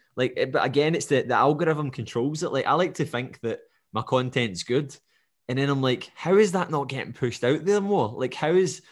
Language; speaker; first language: English; native; English